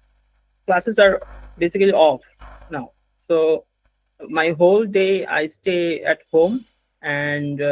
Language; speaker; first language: English; non-native, learner; Bangla